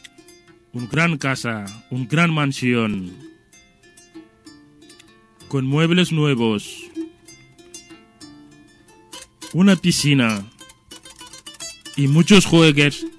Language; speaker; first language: Spanish; non-native, fluent; Wolof